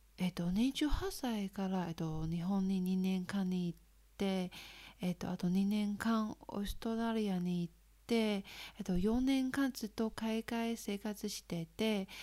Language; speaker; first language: Japanese; non-native, learner; Chinese